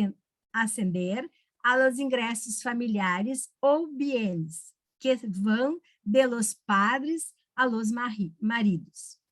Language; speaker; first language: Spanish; non-native, learner; Portuguese